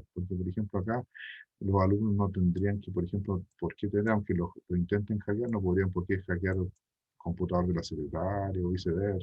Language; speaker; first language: Spanish; native; Spanish